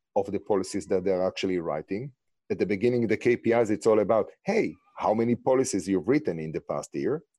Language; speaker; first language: English; non-native, fluent; Hebrew